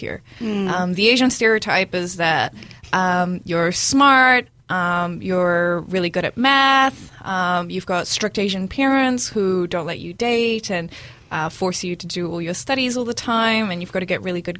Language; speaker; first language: English; native; English